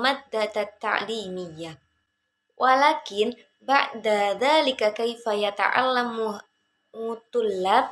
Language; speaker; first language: Arabic; non-native, learner; Indonesian